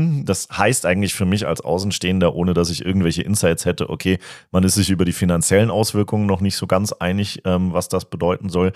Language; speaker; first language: German; native; German